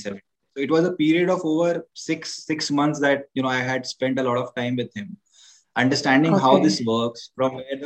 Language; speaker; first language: English; non-native, local second language; Hindi